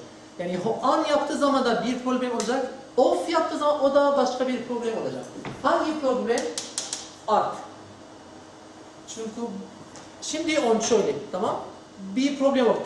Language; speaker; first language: Turkish; non-native, learner; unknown